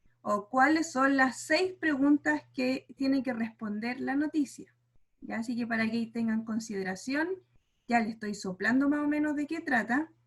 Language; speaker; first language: Spanish; native; Spanish